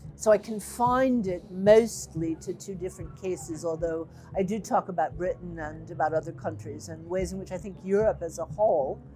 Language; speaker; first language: English; native; English